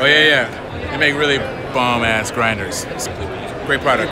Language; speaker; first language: English; early bilingual, other home language; Spanish